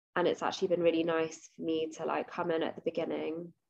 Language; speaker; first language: English; native; English